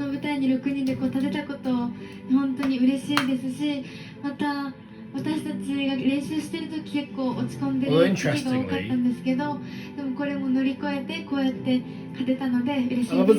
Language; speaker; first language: Japanese; native; Japanese